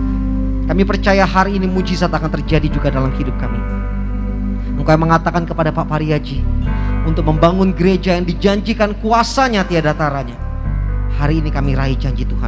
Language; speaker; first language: Indonesian; native; Indonesian